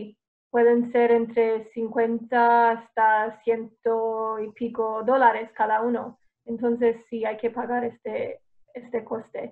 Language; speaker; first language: Spanish; non-native, fluent; English